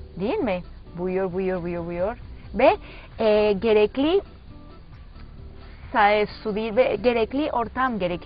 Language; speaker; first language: Turkish; non-native, learner; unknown